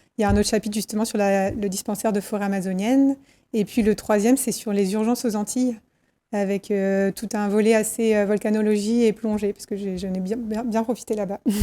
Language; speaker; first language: French; native; French